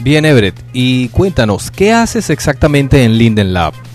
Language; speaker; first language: Spanish; native; Spanish